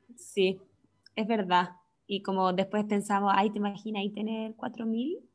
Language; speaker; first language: Spanish; native; Spanish